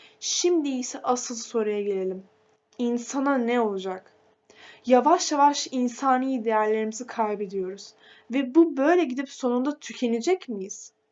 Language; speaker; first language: Turkish; native; Turkish